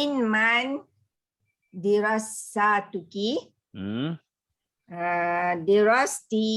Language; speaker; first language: Arabic; non-native, learner; Malay